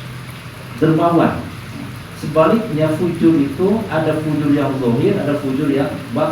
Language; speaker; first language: Indonesian; native; Indonesian